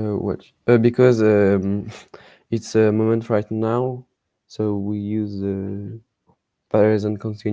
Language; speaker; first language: English; non-native, learner; French